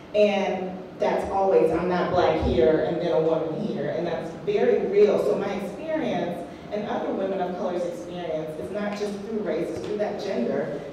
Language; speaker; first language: English; native; English